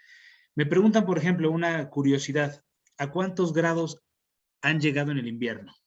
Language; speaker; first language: Spanish; native; Spanish